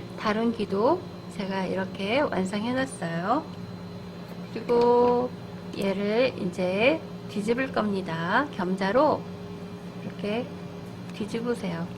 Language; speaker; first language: Korean; native; Korean